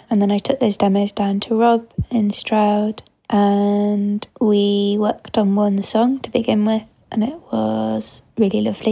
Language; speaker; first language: English; native; English